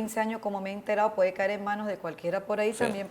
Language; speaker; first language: Spanish; native; Spanish